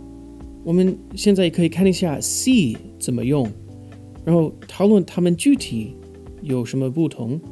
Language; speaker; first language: Chinese; non-native, fluent; English